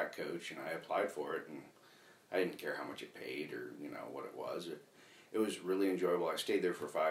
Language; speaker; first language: English; native; English